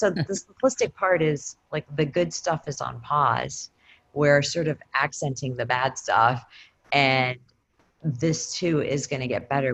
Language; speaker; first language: English; native; English